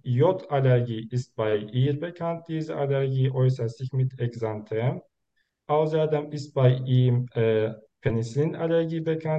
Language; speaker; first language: German; non-native, learner; Turkish